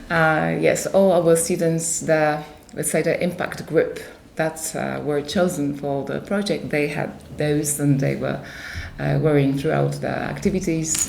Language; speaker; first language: English; non-native, fluent; Polish